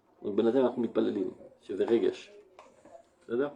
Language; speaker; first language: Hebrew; non-native, fluent; French